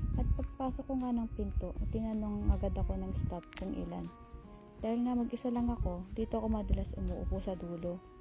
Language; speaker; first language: Filipino; native; Filipino